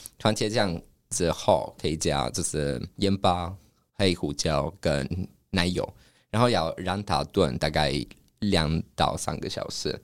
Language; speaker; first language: Chinese; non-native, fluent; Italian